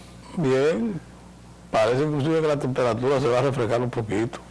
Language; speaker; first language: Spanish; native; Spanish